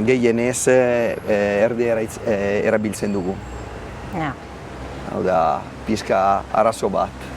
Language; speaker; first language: Basque; non-native, learner; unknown